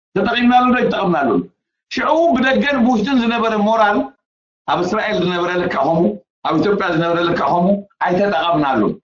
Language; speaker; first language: Tigrinya; native; Tigrinya